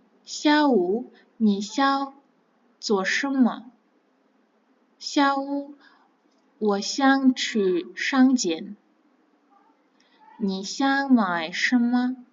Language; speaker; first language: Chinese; non-native, fluent; Kazakh